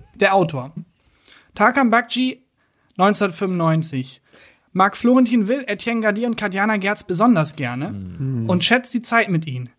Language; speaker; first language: German; native; German